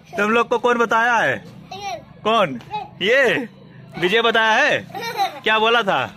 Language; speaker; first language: Hindi; native; Hindi